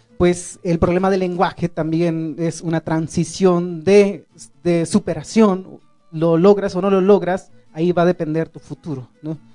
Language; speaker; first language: Spanish; non-native, local second language; Tzotzil